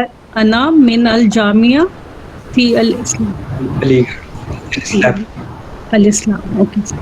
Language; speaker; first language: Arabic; non-native, learner; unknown